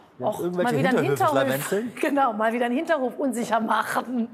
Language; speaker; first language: German; native; German